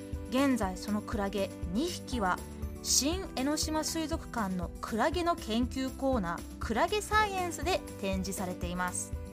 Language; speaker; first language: Japanese; native; Japanese